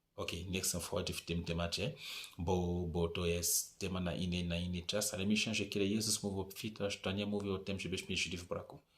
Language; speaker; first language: Polish; non-native, fluent; French